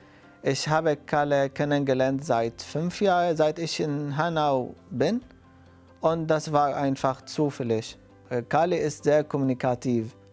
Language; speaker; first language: German; non-native, fluent; Arabic